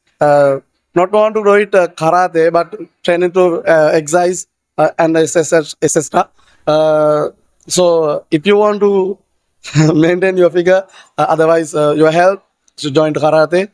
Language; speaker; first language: English; non-native, learner; Sinhala